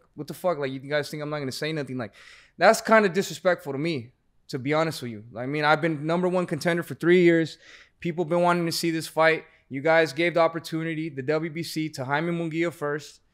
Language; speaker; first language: English; native; English